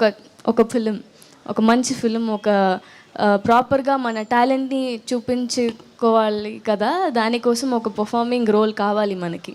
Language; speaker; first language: Telugu; non-native, learner; Tamil